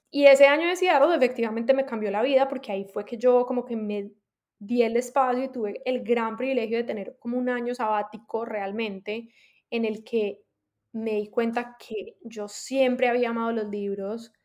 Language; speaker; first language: Spanish; native; Spanish